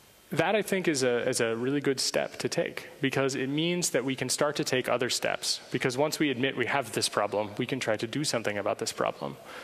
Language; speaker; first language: English; native; English